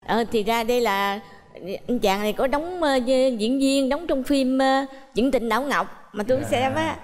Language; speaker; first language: Vietnamese; native; Vietnamese